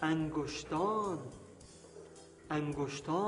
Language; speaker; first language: Persian; non-native, learner; Arabic